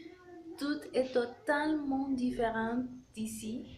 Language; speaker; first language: French; non-native, learner; Spanish